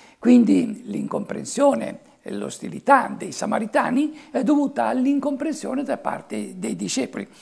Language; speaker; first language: Italian; native; Italian